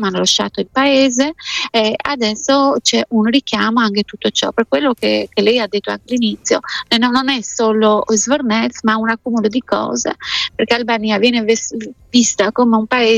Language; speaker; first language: Italian; non-native, fluent; Albanian